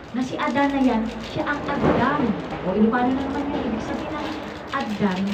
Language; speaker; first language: Filipino; non-native, local second language; Iloko